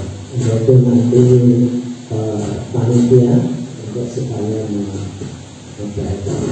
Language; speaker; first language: Indonesian; native; Indonesian